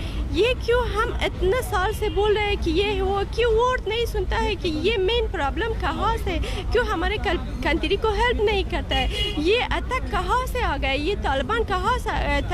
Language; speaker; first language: Hindi; non-native, learner; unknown